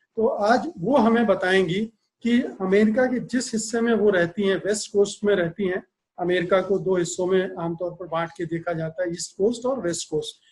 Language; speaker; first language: Hindi; native; Hindi